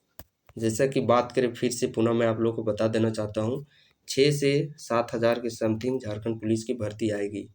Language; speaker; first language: Hindi; native; Hindi